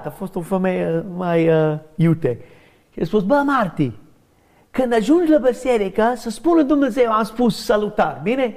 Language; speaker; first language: Romanian; non-native, learner; English